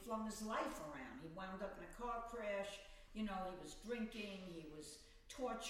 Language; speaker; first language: English; native; English